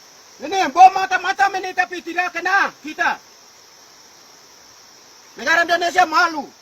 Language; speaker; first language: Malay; non-native, local second language; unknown